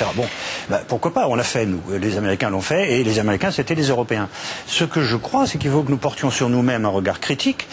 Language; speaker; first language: French; native; French